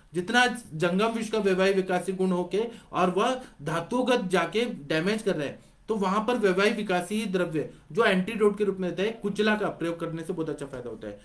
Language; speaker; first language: Hindi; non-native, local second language; Marathi